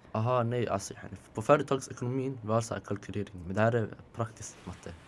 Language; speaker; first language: Swedish; native; Swedish